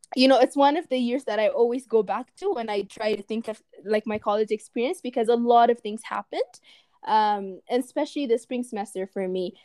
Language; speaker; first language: English; non-native, fluent; Amharic